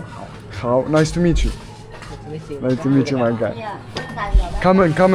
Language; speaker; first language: English; non-native, learner; French